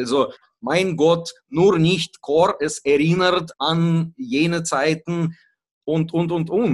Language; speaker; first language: German; non-native, fluent; Russian